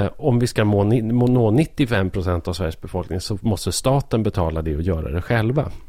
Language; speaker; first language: Swedish; native; Swedish